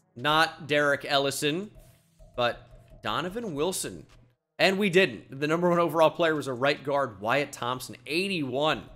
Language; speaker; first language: English; native; English